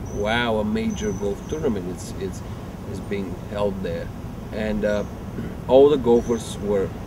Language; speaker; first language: English; non-native, fluent; Bulgarian